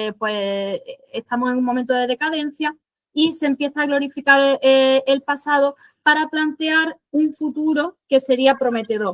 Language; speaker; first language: Spanish; native; Spanish